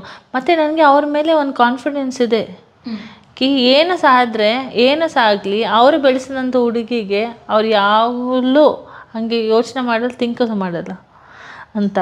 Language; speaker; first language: Kannada; non-native, local second language; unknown